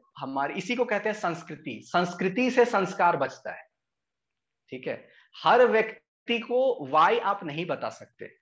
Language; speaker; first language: Hindi; native; Hindi